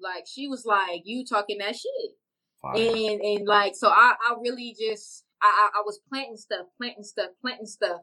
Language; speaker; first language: English; native; English